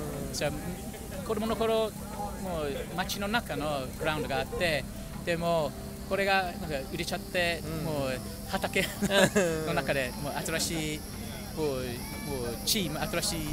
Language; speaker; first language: Japanese; non-native, fluent; English